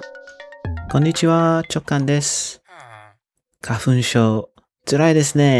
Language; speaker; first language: Japanese; non-native, learner; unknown